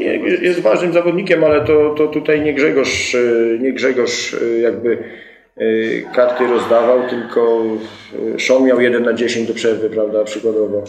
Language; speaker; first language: Polish; native; Polish